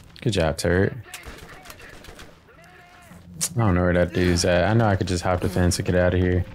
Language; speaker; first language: English; native; English